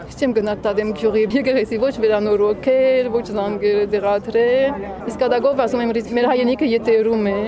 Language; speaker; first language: Armenian; early bilingual, heritage; Armenian